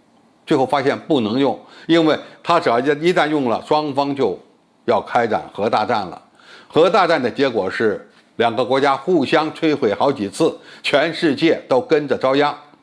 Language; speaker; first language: Chinese; native; Chinese